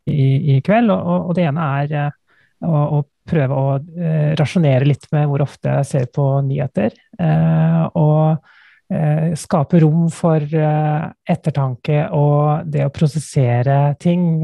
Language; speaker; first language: Norwegian; native; Norwegian